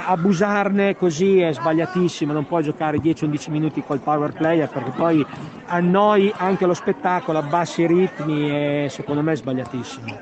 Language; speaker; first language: Italian; native; Italian